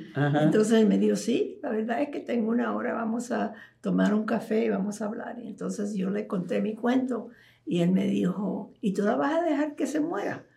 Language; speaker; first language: Spanish; early bilingual, heritage; Spanish